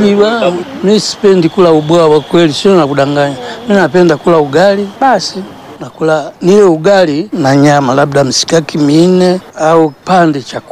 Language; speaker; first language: Swahili; non-native, local second language; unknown